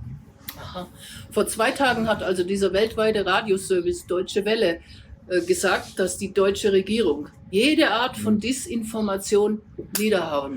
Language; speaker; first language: German; native; German